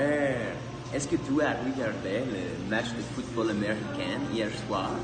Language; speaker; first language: French; non-native, learner; English